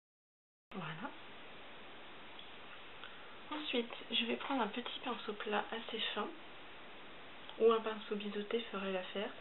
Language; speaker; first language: French; native; French